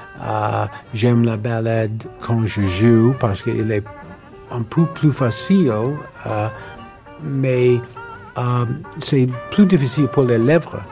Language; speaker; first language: French; non-native, learner; English